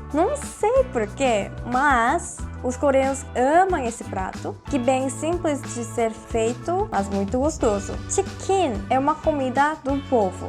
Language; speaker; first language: Portuguese; non-native, fluent; Korean